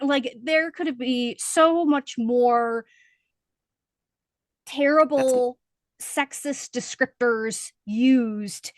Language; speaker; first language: English; native; English